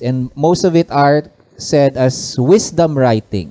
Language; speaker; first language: English; non-native, local second language; Filipino